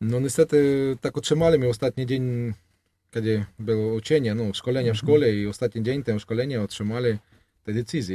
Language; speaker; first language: Polish; non-native, learner; Russian